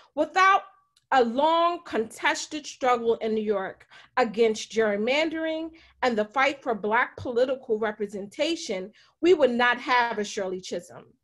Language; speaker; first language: English; native; English